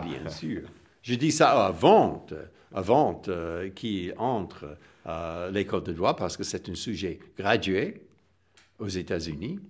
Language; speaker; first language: French; non-native, fluent; English